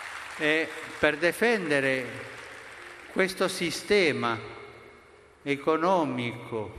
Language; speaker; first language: Italian; non-native, fluent; Spanish